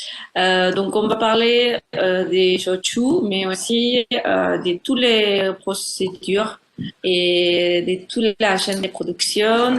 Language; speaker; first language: French; non-native, fluent; Spanish